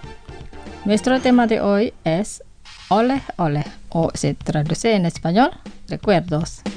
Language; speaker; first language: Spanish; non-native, fluent; Indonesian